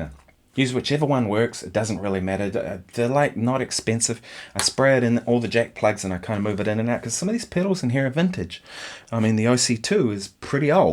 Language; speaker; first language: English; native; English